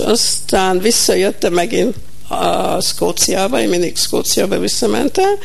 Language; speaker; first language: Hungarian; early bilingual, heritage; Hungarian